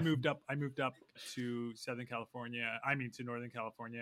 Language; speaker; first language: English; native; English